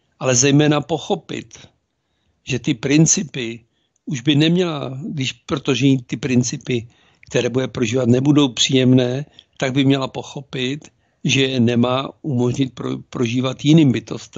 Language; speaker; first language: Czech; native; Czech